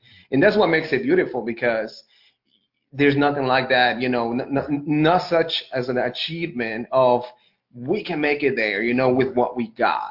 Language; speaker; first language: English; non-native, fluent; Spanish